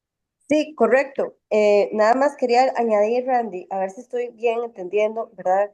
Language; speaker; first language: Spanish; native; Spanish